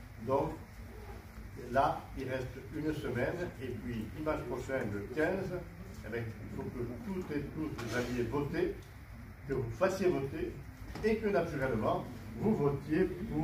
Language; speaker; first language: French; native; French